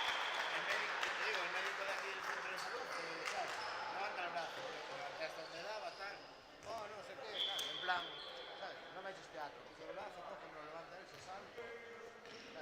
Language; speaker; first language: Spanish; native; Spanish